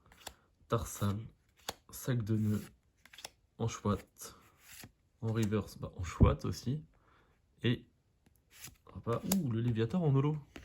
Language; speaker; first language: French; native; French